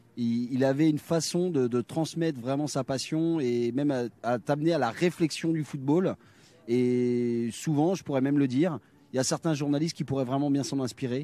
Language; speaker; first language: French; native; French